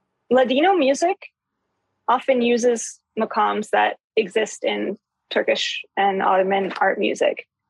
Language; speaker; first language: English; native; English